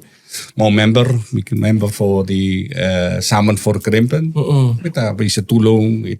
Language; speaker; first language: Indonesian; non-native, learner; Dutch